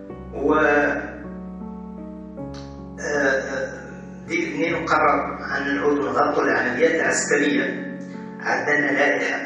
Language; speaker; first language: Arabic; native; Arabic